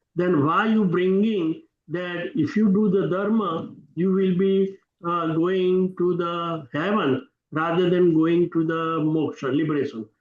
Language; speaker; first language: English; non-native, local second language; Gujarati